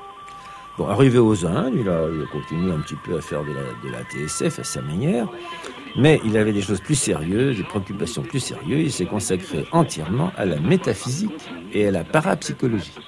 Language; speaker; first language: French; native; French